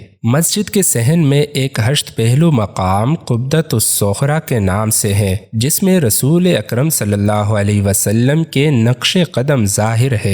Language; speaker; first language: Urdu; native; Urdu